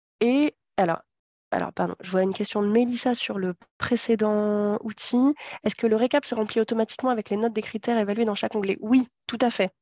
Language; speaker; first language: French; native; French